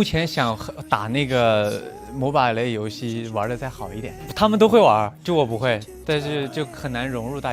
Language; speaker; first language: Chinese; native; Chinese